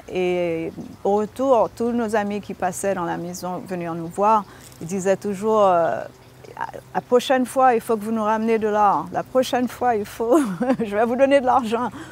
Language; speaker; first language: French; early bilingual, heritage; French